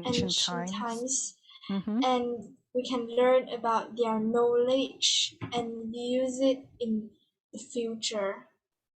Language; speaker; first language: English; non-native, learner; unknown